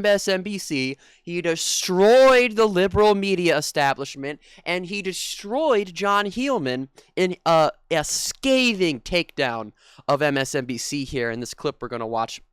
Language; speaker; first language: English; native; English